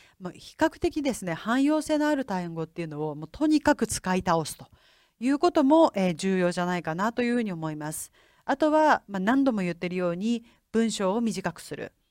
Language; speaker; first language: Japanese; native; Japanese